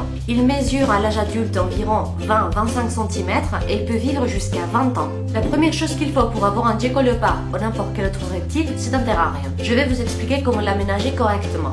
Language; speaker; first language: French; non-native, fluent; Spanish